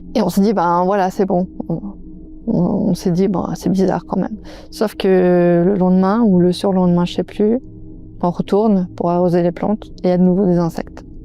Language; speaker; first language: French; native; French